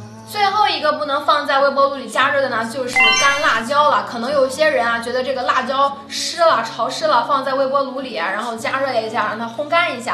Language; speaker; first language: Chinese; native; Chinese